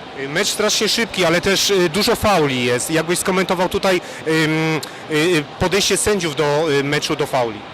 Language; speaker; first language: Polish; native; Polish